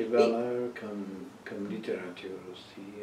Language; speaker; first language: French; non-native, learner; English